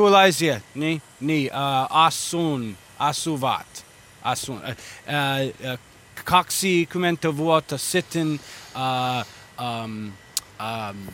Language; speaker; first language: Finnish; non-native, learner; English